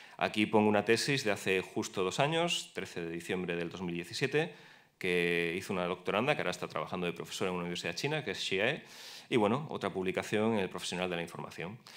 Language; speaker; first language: Spanish; native; Spanish